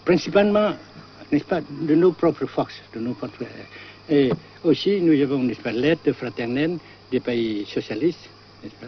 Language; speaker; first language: French; non-native, fluent; Vietnamese